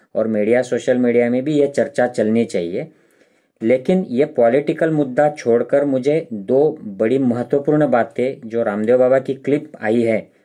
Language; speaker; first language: Hindi; non-native, local second language; Marathi